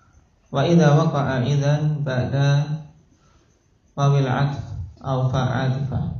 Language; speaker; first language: Arabic; non-native, fluent; Indonesian